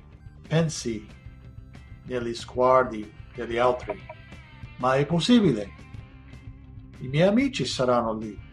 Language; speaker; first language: Italian; non-native, learner; English